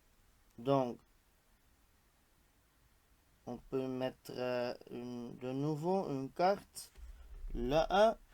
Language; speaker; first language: French; non-native, local second language; Dutch